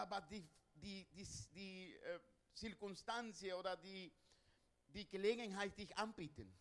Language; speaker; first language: German; non-native, learner; Spanish